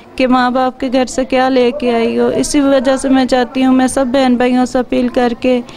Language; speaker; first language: Urdu; non-native, local second language; Punjabi